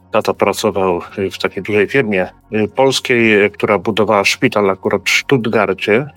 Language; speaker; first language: Polish; early bilingual, heritage; Polish